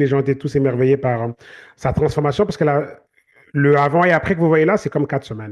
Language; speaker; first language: French; native; French